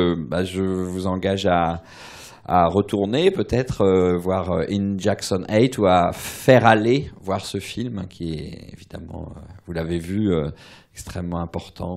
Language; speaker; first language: French; native; French